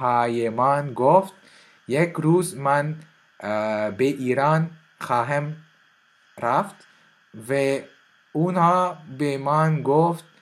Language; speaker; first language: Persian; non-native, learner; French